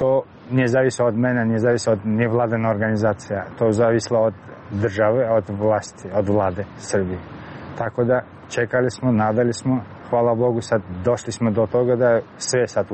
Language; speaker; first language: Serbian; non-native, learner; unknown